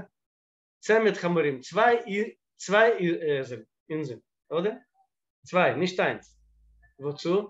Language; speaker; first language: German; non-native, fluent; Russian